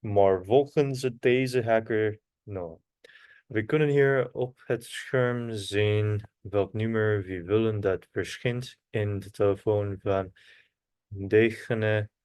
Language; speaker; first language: Dutch; non-native, learner; Korean